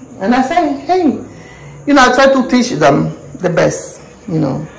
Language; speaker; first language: English; non-native, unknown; Spanish